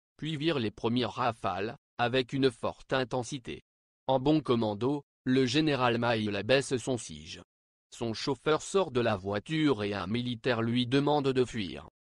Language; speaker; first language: French; non-native, local second language; Lingala